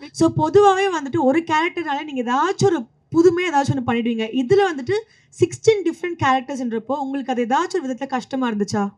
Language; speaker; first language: Tamil; native; Tamil